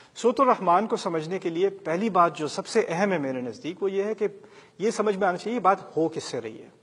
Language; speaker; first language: Urdu; early bilingual, heritage; Urdu